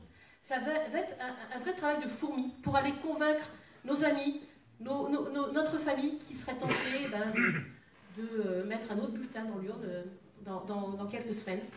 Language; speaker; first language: French; native; French